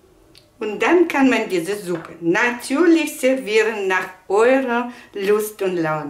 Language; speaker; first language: German; non-native, fluent; Russian